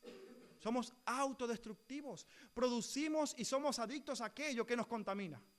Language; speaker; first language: Spanish; native; Spanish